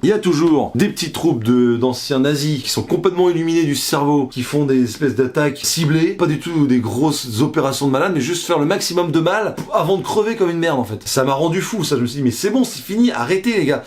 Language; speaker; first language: French; native; French